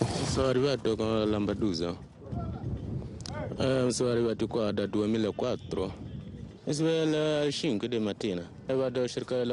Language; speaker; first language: Italian; non-native, learner; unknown